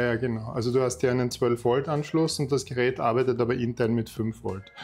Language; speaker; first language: German; native; German